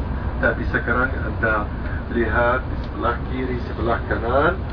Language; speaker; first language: Indonesian; non-native, fluent; Arabic